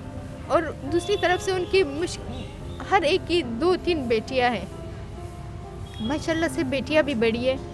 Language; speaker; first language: Hindi; non-native, fluent; Persian